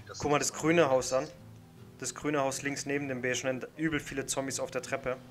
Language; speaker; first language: German; native; German